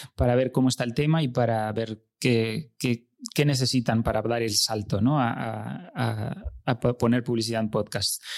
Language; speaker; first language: Spanish; native; Spanish